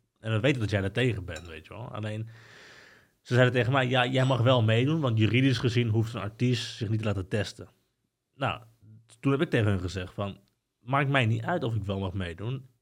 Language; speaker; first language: Dutch; early bilingual, other home language; Spanish